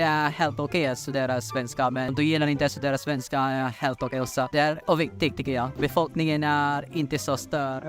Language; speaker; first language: Swedish; non-native, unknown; Filipino